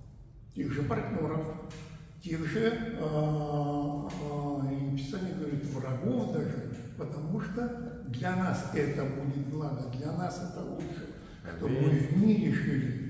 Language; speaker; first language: Russian; native; Russian